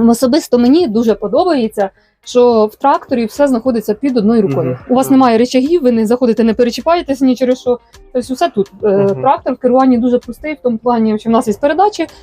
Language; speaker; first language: Ukrainian; native; Ukrainian